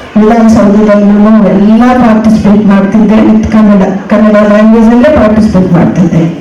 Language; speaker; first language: Kannada; non-native, local second language; Telugu